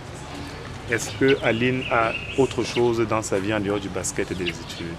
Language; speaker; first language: French; native; French